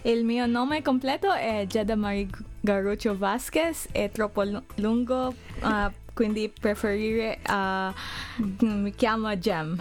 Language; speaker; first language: Italian; non-native, learner; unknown